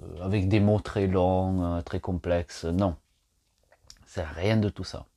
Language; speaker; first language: French; non-native, fluent; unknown